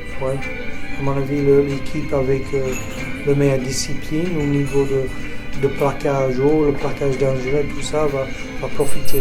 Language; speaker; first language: French; non-native, fluent; English